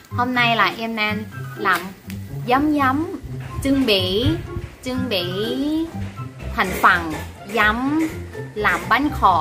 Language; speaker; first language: Vietnamese; non-native, learner; Thai